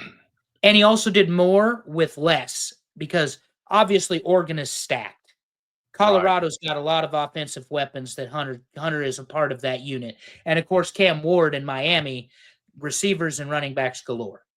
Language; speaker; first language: English; native; English